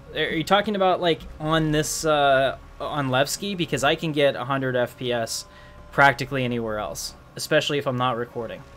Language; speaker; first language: English; native; English